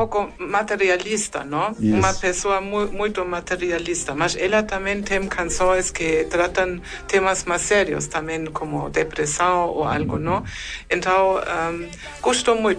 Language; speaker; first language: Portuguese; non-native, fluent; German